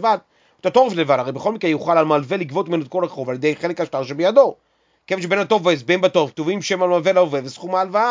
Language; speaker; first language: Hebrew; native; Hebrew